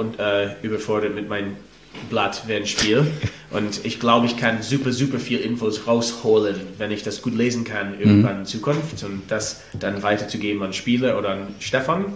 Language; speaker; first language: German; non-native, learner; English